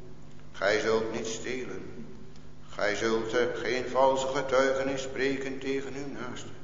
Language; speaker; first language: Dutch; native; Dutch